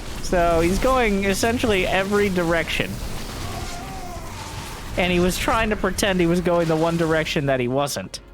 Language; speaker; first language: English; native; English